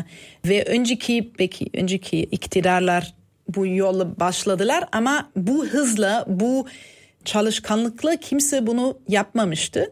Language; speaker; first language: Turkish; non-native, fluent; German